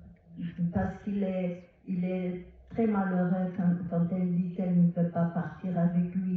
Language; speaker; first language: French; non-native, fluent; Portuguese